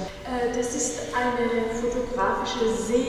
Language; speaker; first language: German; non-native, fluent; Persian